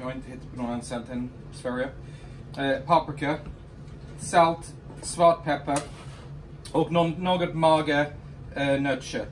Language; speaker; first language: Swedish; non-native, fluent; English